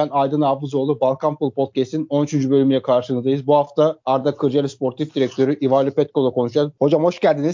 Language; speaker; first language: Turkish; native; Turkish